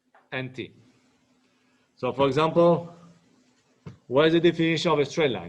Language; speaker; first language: English; non-native, fluent; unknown